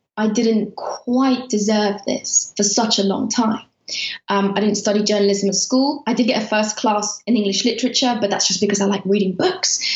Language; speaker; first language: English; early bilingual, other home language; Persian